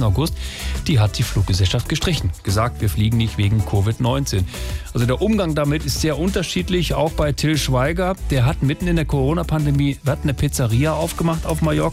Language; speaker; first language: German; native; German